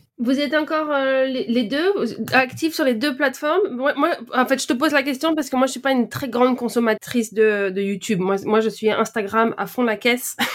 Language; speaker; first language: French; native; French